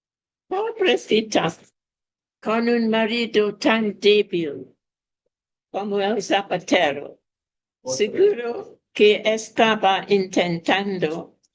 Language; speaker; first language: Spanish; non-native, fluent; English